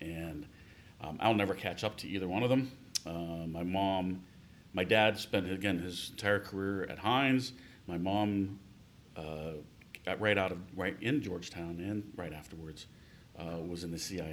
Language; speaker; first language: English; native; English